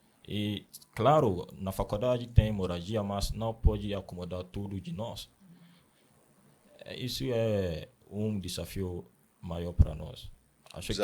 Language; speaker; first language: Portuguese; non-native, learner; Akan